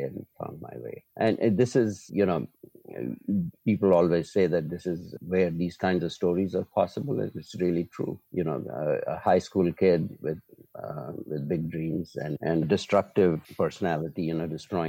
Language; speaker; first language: English; non-native, local second language; Urdu